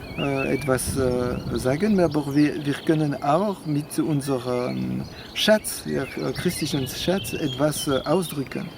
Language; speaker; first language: German; non-native, fluent; French